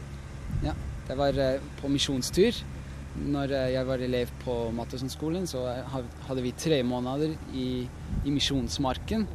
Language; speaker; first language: Norwegian; non-native, fluent; Swiss German